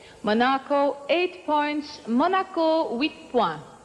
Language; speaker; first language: English; non-native, fluent; Dutch